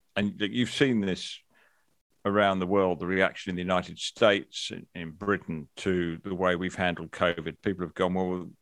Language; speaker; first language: English; native; English